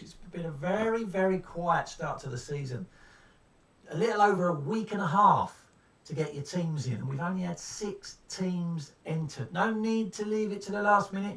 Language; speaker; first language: English; native; English